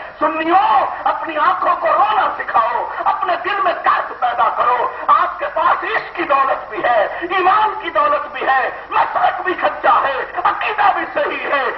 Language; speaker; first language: Urdu; non-native, local second language; Sindhi